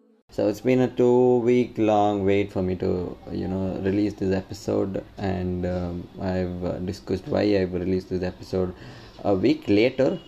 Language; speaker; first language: English; non-native, local second language; Tamil